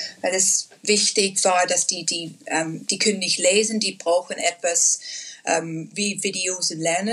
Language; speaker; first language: German; non-native, learner; English